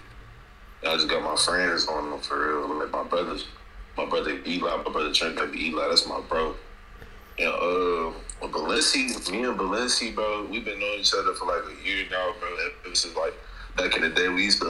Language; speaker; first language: English; native; English